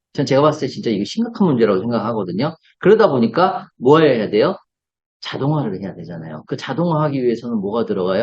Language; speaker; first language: Korean; native; Korean